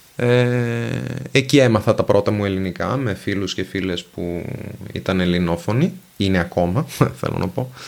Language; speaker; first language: Greek; non-native, fluent; Venetian